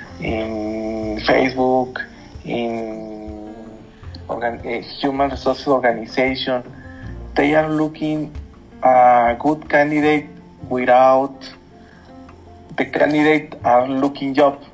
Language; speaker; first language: English; non-native, learner; Spanish